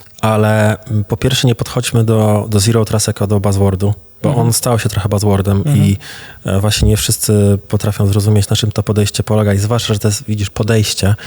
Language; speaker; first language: Polish; native; Polish